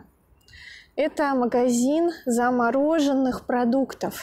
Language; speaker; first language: Russian; native; Russian